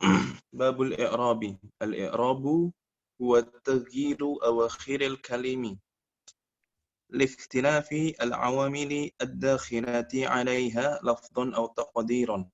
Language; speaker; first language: Arabic; non-native, learner; Indonesian